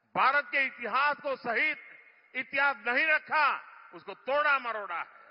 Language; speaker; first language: Hindi; non-native, local second language; Gujarati